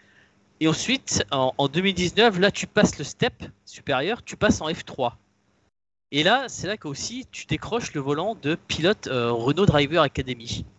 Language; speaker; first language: French; native; French